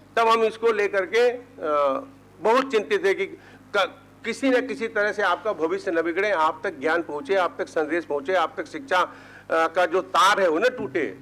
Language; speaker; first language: Hindi; native; Hindi